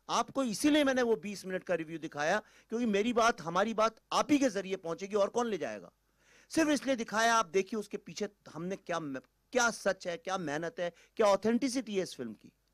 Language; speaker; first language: Hindi; native; Hindi